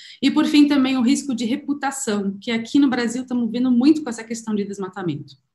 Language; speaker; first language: Portuguese; non-native, fluent; German